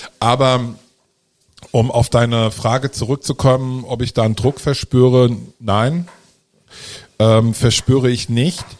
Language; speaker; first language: German; early bilingual, other home language; Italian